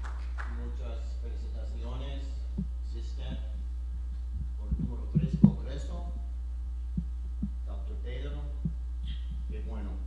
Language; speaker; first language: Spanish; non-native, learner; English